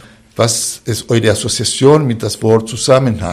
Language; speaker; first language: German; non-native, fluent; Spanish